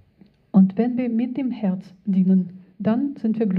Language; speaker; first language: German; non-native, fluent; Russian